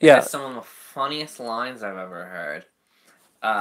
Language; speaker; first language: English; native; English